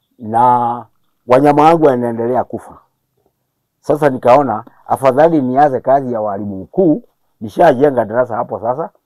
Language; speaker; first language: Swahili; non-native, local second language; Kikuyu